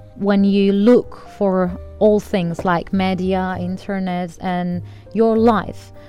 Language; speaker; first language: English; non-native, learner; Turkish